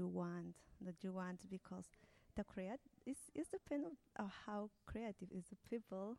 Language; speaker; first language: English; non-native, learner; Spanish